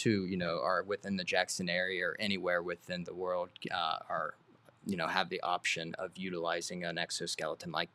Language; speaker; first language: English; native; English